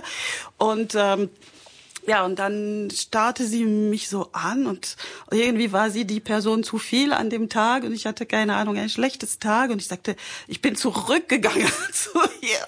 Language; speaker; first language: German; non-native, fluent; French